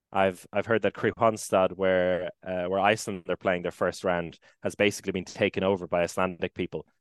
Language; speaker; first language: English; native; English